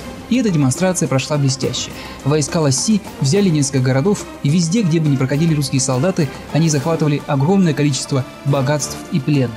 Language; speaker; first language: Russian; native; Russian